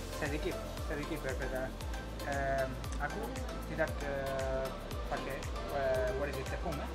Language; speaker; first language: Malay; non-native, learner; Spanish